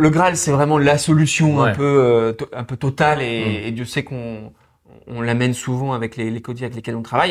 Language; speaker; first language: French; native; French